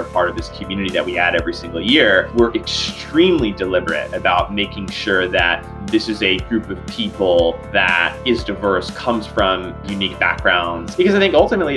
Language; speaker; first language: English; native; English